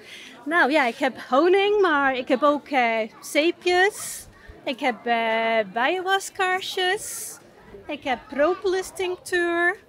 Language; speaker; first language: Dutch; non-native, fluent; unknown